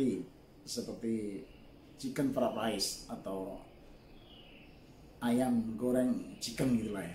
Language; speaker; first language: Indonesian; non-native, local second language; Javanese